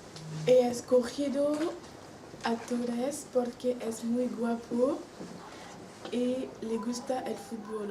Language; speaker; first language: Spanish; non-native, learner; French